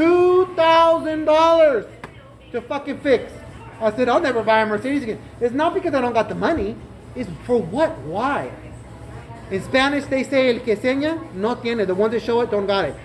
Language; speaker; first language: English; early bilingual, other home language; Spanish